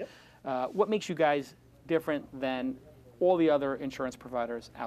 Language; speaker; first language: English; native; English